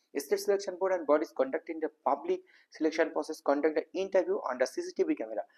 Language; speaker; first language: English; non-native, local second language; Bangla